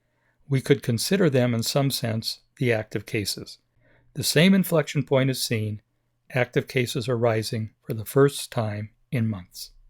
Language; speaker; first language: English; native; English